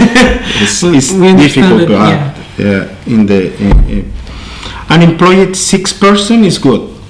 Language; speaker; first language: English; non-native, learner; Spanish